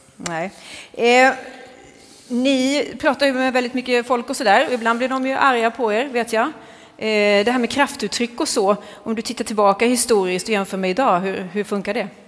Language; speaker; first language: Swedish; native; Swedish